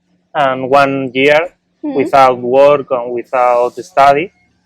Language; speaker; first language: English; non-native, learner; Spanish